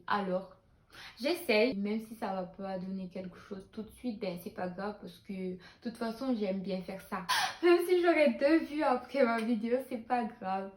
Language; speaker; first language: French; non-native, local second language; Haitian Creole